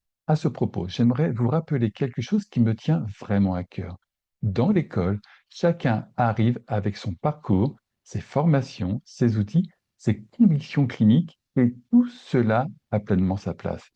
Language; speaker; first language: French; native; French